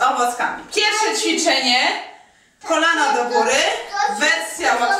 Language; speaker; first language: Polish; native; Polish